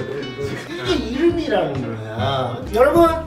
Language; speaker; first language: Korean; native; Korean